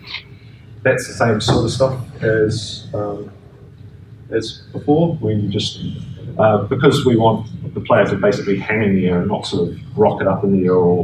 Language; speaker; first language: English; native; English